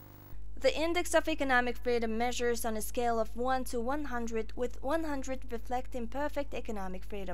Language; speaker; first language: English; non-native, fluent; Mongolian